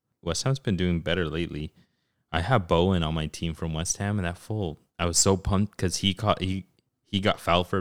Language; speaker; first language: English; early bilingual, other home language; Spanish